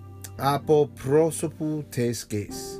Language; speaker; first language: Greek; non-native, learner; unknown